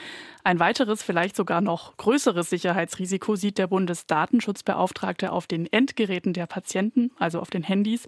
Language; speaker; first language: German; native; German